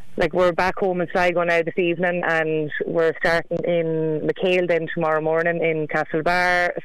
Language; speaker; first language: English; native; English